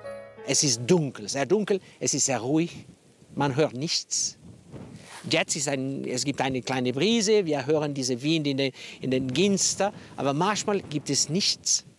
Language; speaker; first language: German; non-native, learner; Spanish